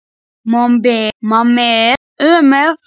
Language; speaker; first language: French; non-native, learner; Arabic